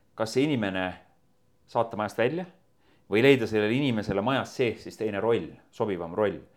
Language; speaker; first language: Estonian; native; Estonian